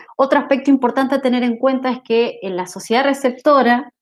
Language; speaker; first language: Spanish; native; Spanish